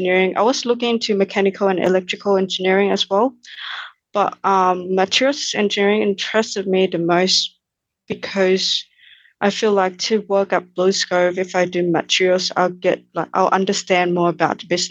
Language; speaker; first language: English; non-native, fluent; Thai